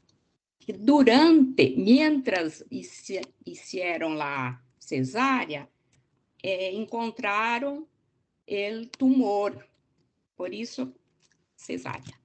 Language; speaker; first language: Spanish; non-native, learner; Portuguese